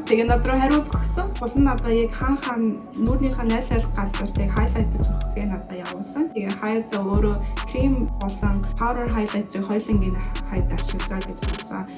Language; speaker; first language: Mongolian; early bilingual, heritage; Mongolian